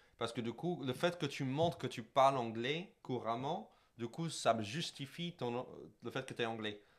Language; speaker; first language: French; non-native, fluent; English